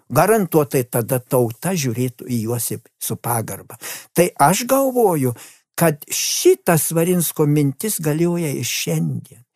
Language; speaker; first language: Lithuanian; native; Lithuanian